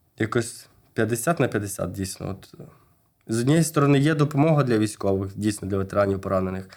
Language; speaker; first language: Ukrainian; native; Ukrainian